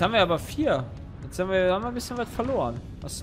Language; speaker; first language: German; native; German